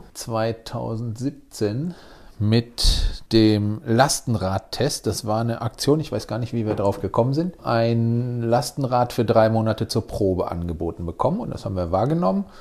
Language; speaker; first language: German; native; German